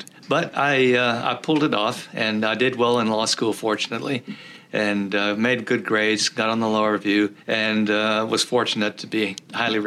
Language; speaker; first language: English; early bilingual, other home language; Czech